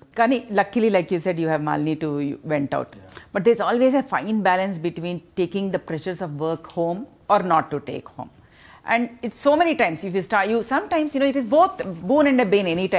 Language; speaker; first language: English; non-native, local second language; Telugu